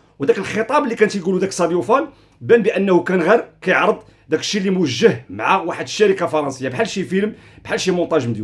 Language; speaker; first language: Arabic; native; Arabic